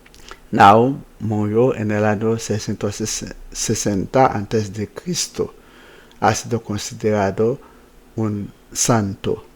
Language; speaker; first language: Spanish; non-native, fluent; Haitian Creole